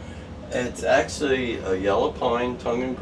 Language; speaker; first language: English; native; English